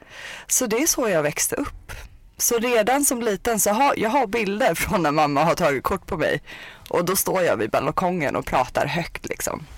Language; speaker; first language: Swedish; early bilingual, other home language; Persian